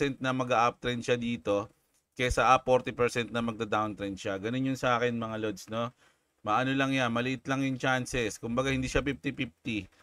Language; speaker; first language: Filipino; native; Filipino